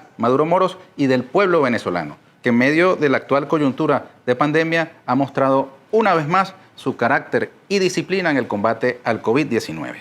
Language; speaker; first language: Spanish; native; Spanish